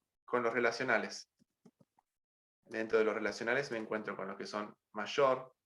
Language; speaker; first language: Spanish; native; Spanish